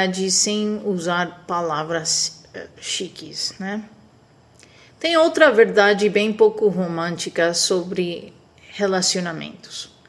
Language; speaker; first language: Portuguese; non-native, fluent; Spanish